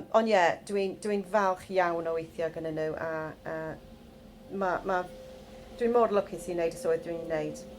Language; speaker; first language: Welsh; non-native, fluent; English